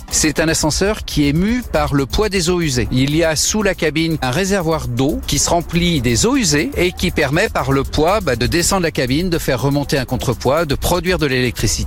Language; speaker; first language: French; native; French